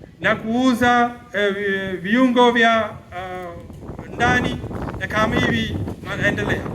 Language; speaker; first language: Swahili; non-native, fluent; Malayalam